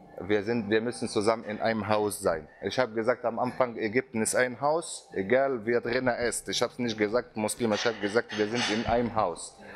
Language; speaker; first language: German; non-native, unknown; Arabic